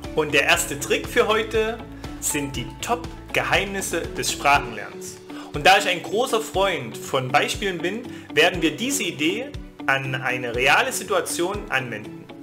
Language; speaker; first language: German; native; German